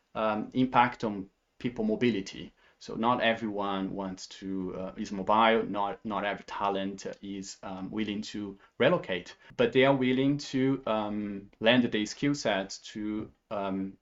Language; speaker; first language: English; non-native, fluent; Portuguese